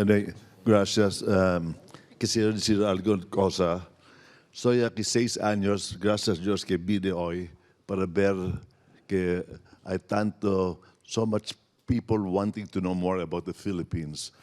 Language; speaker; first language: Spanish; non-native, fluent; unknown